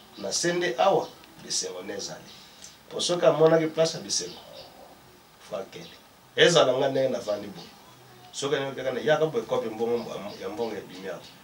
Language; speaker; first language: Lingala; non-native, local second language; Kongo